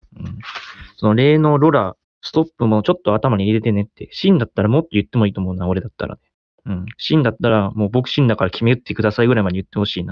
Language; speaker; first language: Japanese; native; Japanese